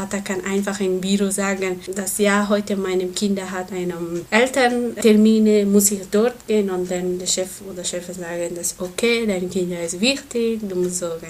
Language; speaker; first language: German; non-native, learner; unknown